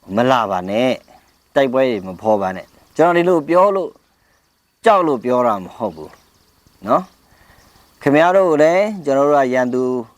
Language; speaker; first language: Burmese; non-native, local second language; Pa'o Karen